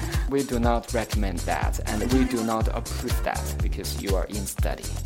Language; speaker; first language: English; non-native, fluent; Chinese